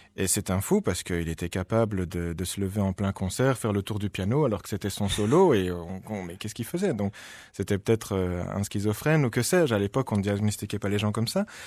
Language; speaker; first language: French; early bilingual, other home language; Polish